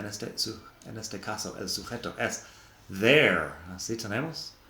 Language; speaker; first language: Spanish; non-native, fluent; English